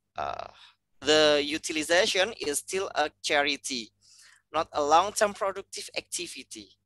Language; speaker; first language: English; non-native, fluent; Indonesian